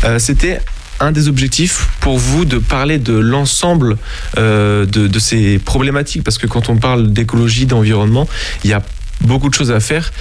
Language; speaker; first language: French; native; French